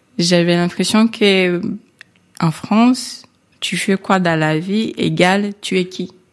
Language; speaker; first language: French; non-native, local second language; Kinyarwanda